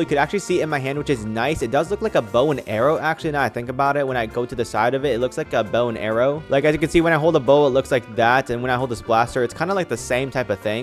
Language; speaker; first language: English; native; English